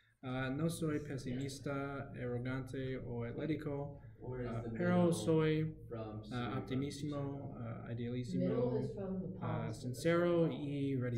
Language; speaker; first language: Spanish; non-native, learner; English